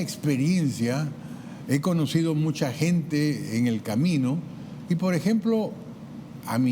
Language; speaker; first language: Spanish; native; Spanish